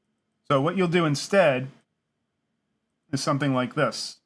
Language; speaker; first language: English; native; English